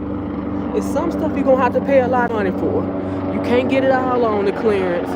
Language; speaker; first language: English; native; English